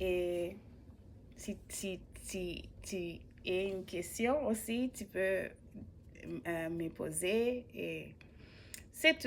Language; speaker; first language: French; non-native, learner; English